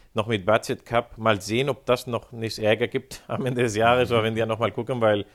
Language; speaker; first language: German; non-native, fluent; Spanish